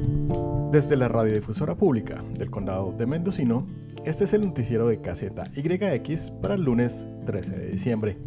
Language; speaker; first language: Spanish; native; Spanish